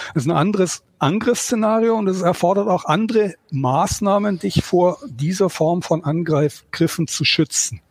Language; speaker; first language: German; native; German